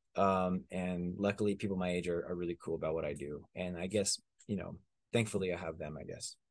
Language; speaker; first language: English; early bilingual, other home language; Spanish